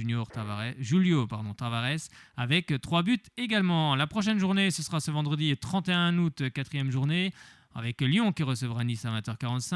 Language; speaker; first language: French; native; French